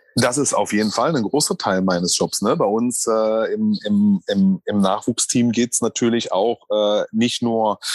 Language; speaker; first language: German; native; German